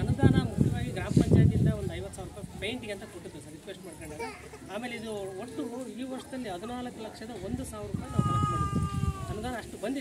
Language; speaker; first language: Kannada; native; Kannada